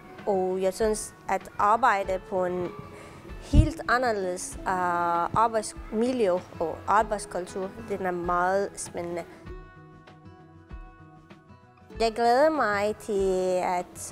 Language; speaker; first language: Danish; non-native, fluent; Persian